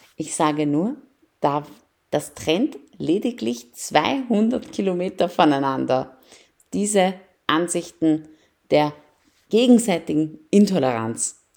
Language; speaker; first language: German; early bilingual, other home language; Persian